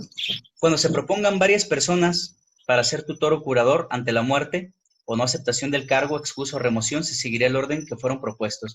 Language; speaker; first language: Spanish; native; Spanish